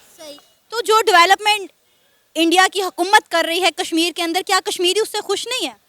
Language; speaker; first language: Urdu; native; Urdu